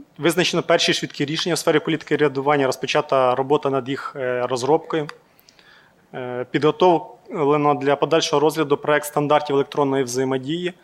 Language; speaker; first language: Ukrainian; native; Ukrainian